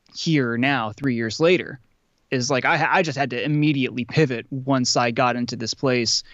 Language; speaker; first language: English; native; English